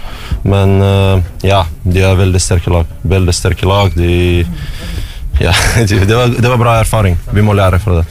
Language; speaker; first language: Norwegian; non-native, fluent; Russian